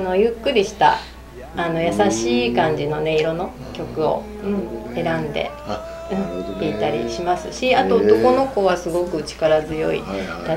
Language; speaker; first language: Japanese; native; Japanese